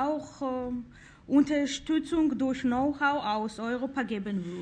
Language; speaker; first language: German; non-native, fluent; Georgian